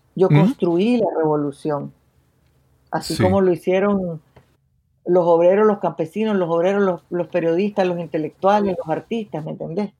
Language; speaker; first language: Spanish; native; Spanish